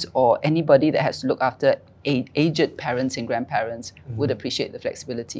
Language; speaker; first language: English; native; English